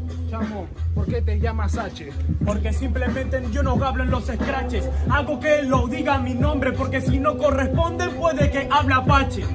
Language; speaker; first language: Spanish; native; Spanish